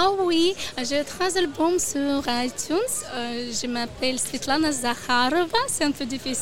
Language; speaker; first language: French; non-native, learner; Ukrainian